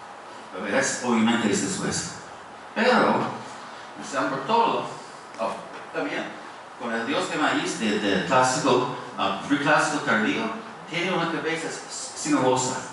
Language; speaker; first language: Spanish; non-native, fluent; English